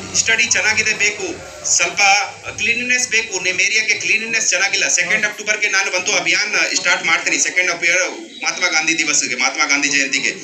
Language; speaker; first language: Kannada; non-native, learner; Hindi